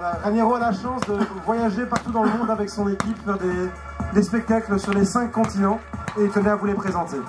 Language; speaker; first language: French; native; French